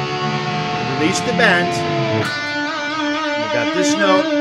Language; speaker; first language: English; native; English